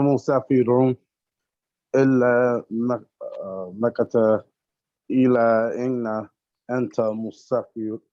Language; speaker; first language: Arabic; non-native, learner; English